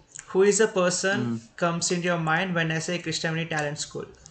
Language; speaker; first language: English; non-native, local second language; Telugu